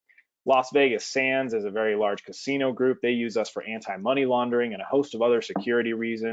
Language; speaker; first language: English; native; English